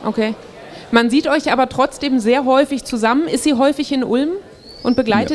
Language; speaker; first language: German; native; German